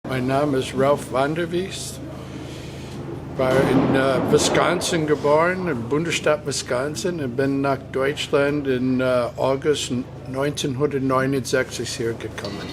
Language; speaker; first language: German; non-native, fluent; English